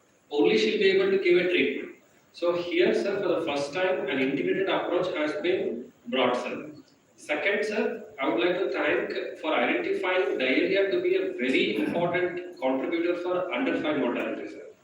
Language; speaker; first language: English; non-native, local second language; Telugu